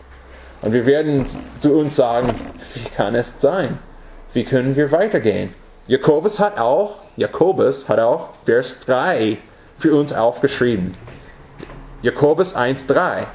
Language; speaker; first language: German; non-native, fluent; English